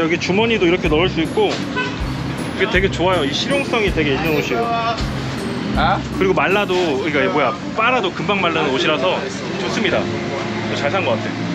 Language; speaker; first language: Korean; native; Korean